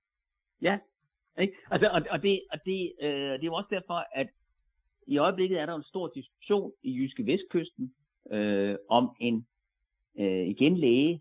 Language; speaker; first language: Danish; native; Danish